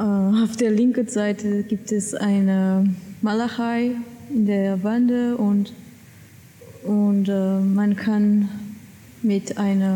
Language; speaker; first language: German; non-native, learner; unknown